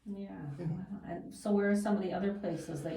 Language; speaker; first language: English; native; English